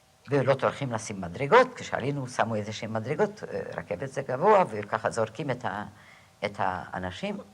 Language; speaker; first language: Hebrew; non-native, fluent; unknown